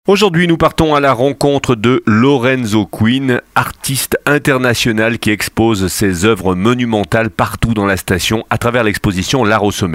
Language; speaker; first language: French; native; French